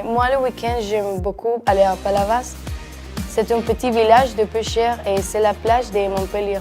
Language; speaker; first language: French; non-native, fluent; Spanish